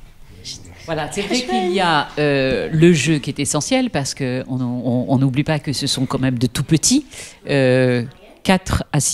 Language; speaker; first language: French; non-native, local second language; Arabic